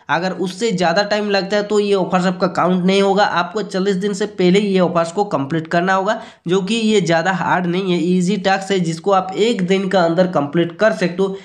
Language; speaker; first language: Hindi; native; Hindi